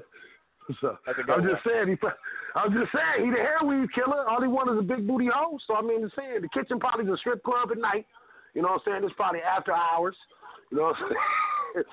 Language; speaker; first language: English; native; English